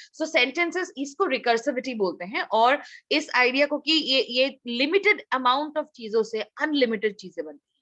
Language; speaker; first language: Hindi; non-native, local second language; Assamese